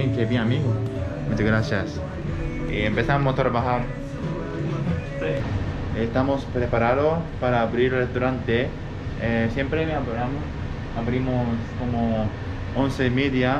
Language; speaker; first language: Spanish; non-native, learner; Japanese